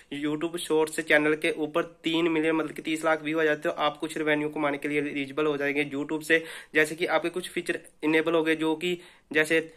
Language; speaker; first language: Hindi; native; Hindi